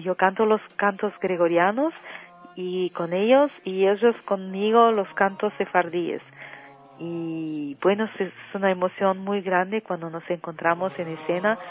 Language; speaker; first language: Spanish; non-native, fluent; Portuguese